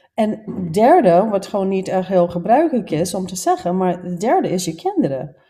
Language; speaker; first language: Dutch; non-native, fluent; English